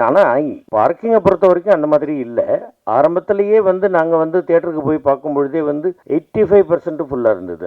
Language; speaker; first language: Tamil; native; Tamil